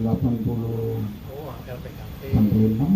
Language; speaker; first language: Indonesian; native; Indonesian